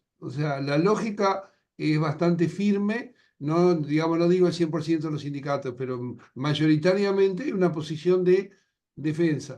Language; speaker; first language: Spanish; native; Spanish